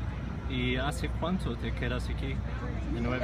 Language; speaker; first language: Spanish; non-native, fluent; English